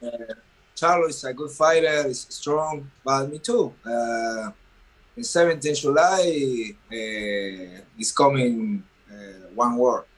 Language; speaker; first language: English; non-native, learner; Spanish